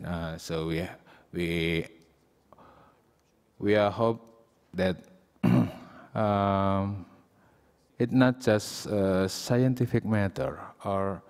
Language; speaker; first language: English; non-native, learner; Indonesian